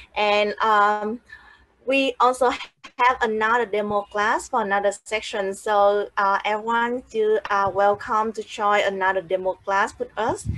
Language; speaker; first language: English; non-native, fluent; Vietnamese